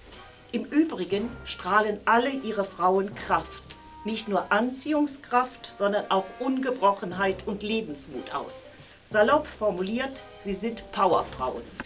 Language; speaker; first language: German; native; German